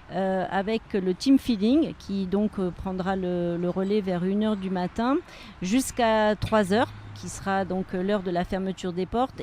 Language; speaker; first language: French; native; French